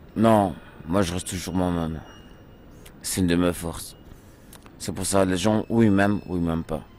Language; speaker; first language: French; early bilingual, other home language; Portuguese